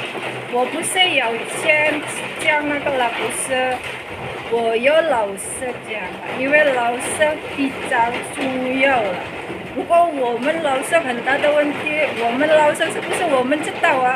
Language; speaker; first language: Chinese; non-native, learner; Indonesian